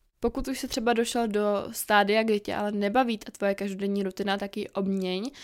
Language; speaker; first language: Czech; native; Czech